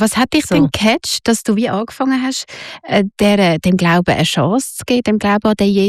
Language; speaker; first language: German; native; German